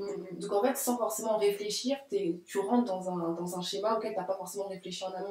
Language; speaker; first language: French; native; French